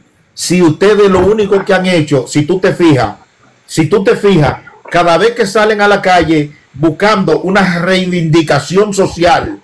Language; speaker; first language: Spanish; native; Spanish